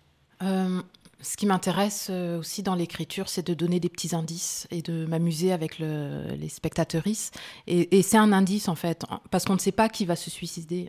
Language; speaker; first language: French; early bilingual, other home language; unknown